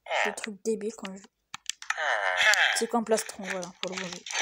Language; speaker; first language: French; native; French